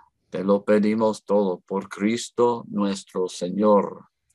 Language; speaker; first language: Spanish; non-native, fluent; English